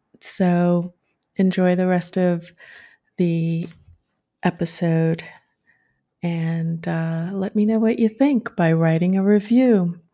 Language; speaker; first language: English; native; English